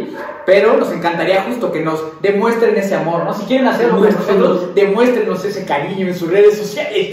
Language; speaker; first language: Spanish; native; Spanish